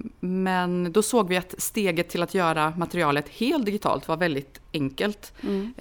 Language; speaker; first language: Swedish; native; Swedish